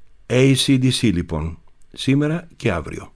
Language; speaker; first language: Greek; native; Greek